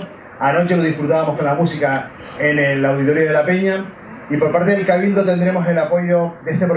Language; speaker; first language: Spanish; native; Spanish